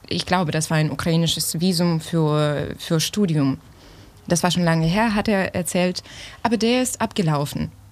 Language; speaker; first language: German; non-native, fluent; Ukrainian